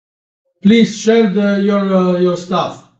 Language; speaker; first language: English; non-native, learner; Italian